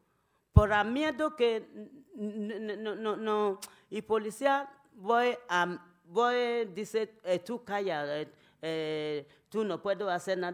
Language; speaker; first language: Spanish; non-native, learner; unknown